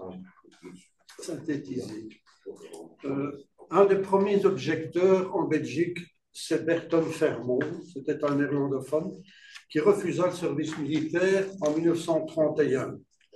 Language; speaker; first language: French; native; French